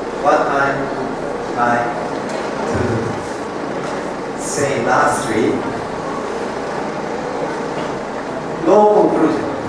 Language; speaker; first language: English; non-native, learner; Japanese